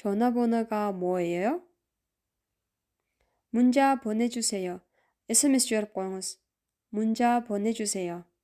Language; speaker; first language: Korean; non-native, fluent; Kyrgyz